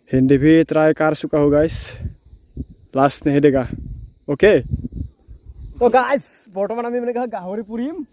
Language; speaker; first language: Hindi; non-native, local second language; Assamese